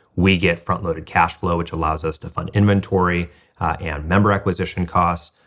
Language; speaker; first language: English; native; English